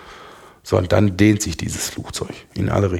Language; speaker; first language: German; native; German